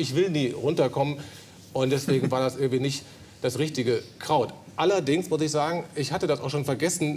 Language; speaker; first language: German; native; German